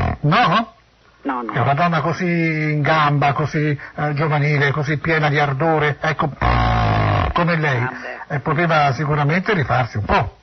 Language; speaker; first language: Italian; native; Italian